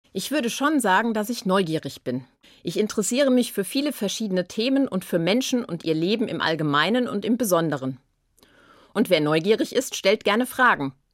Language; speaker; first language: German; native; German